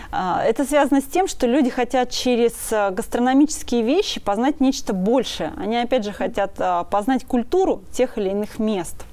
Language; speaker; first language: Russian; native; Russian